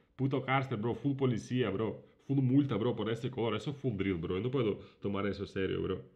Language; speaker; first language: Spanish; non-native, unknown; Ukrainian